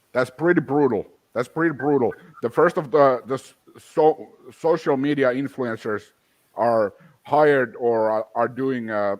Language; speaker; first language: English; non-native, fluent; Finnish